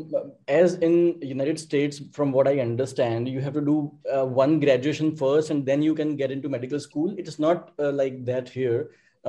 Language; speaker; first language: English; non-native, local second language; Gujarati